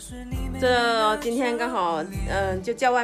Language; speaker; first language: Chinese; native; Chinese